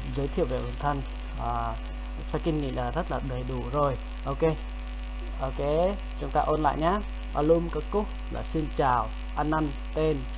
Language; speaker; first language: Vietnamese; non-native, local second language; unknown